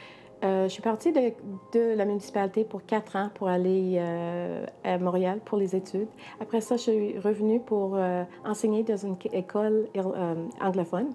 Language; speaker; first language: French; non-native, local second language; English